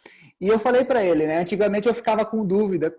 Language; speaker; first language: Portuguese; native; Portuguese